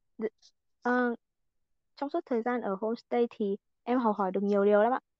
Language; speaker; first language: Vietnamese; non-native, local second language; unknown